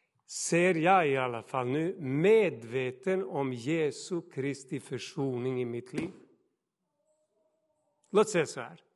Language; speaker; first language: Swedish; non-native, fluent; Serbian